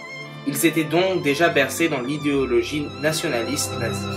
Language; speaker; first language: French; native; French